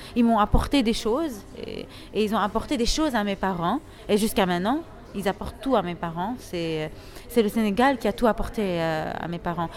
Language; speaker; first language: French; non-native, local second language; Arabic